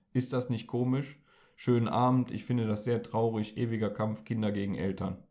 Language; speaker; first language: German; early bilingual, other home language; Turkish